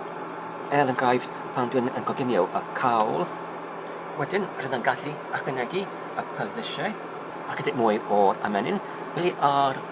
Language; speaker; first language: Welsh; non-native, learner; Polish